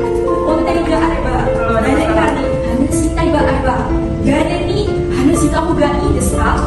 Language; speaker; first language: Japanese; non-native, learner; Indonesian